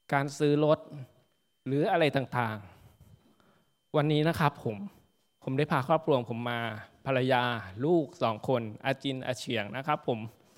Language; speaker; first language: Thai; native; Thai